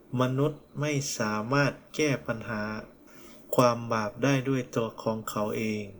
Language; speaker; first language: Thai; non-native, fluent; Korean